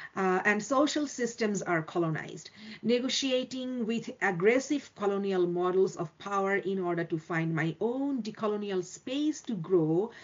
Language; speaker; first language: English; non-native, local second language; Bangla